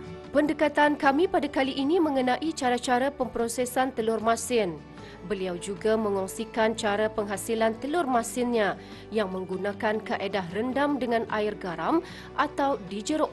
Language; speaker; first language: Malay; native; Malay